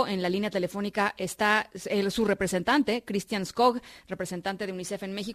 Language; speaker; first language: Spanish; native; Spanish